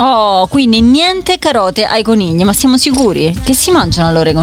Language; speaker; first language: Italian; native; Italian